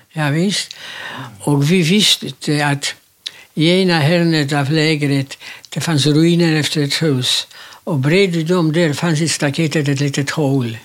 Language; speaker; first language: Swedish; non-native, fluent; Polish